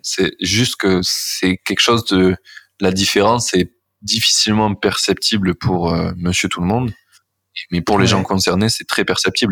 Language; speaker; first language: French; native; French